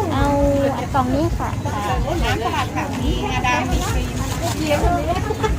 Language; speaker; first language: Thai; non-native, local second language; Hmong